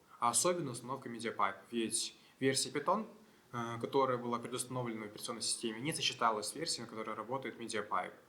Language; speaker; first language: Russian; native; Russian